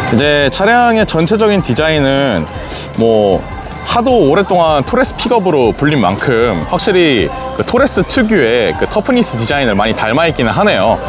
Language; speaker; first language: Korean; native; Korean